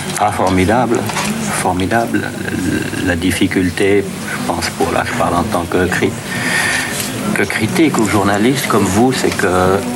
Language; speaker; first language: French; native; French